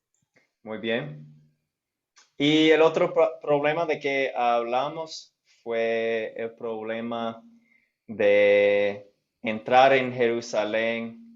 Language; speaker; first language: Spanish; non-native, fluent; English